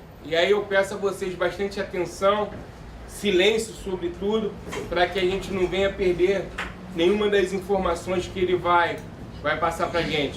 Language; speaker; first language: Portuguese; native; Portuguese